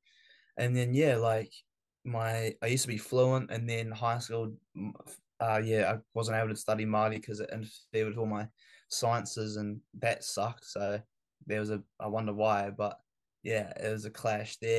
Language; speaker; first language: English; native; English